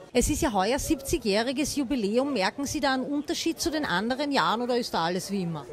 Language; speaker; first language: German; native; German